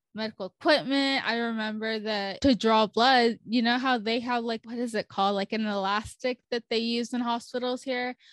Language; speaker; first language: English; early bilingual, other home language; Spanish